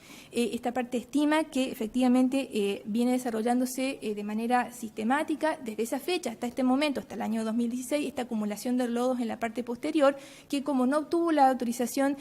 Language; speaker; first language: Spanish; native; Spanish